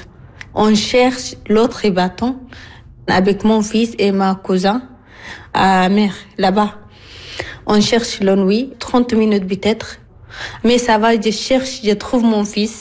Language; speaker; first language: French; non-native, learner; Arabic